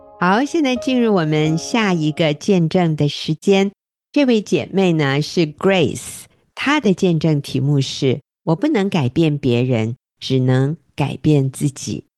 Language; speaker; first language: Chinese; native; Chinese